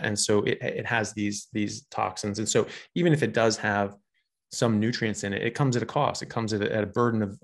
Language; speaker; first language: English; native; English